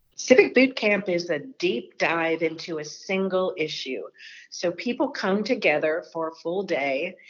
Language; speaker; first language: English; native; English